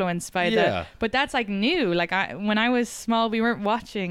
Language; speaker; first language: English; native; English